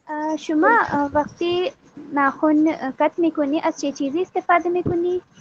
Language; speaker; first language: Persian; non-native, learner; Urdu